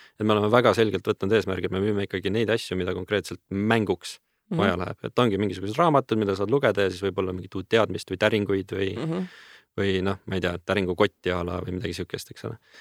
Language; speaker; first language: Estonian; native; Estonian